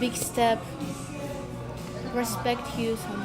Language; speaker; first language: English; non-native, learner; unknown